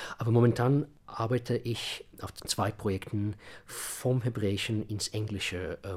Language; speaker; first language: German; non-native, fluent; Russian